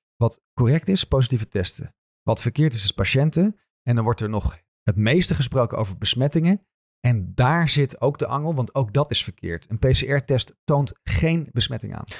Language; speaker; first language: Dutch; native; Dutch